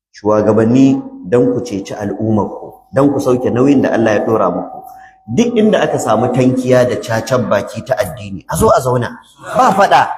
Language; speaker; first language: Hausa; native; Hausa